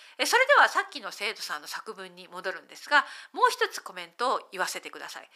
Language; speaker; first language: Japanese; native; Japanese